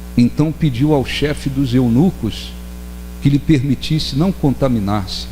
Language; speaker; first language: Portuguese; native; Portuguese